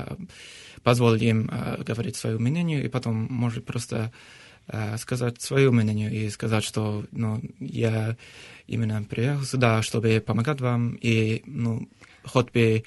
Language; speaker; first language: Russian; non-native, fluent; English